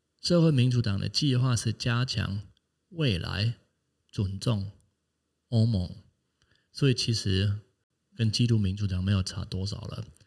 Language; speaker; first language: Chinese; non-native, fluent; German